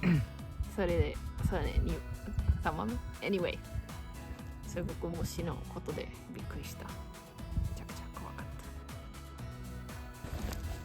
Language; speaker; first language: Japanese; non-native, fluent; Italian